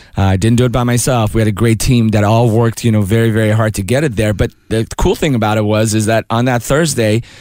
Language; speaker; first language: English; early bilingual, other home language; Persian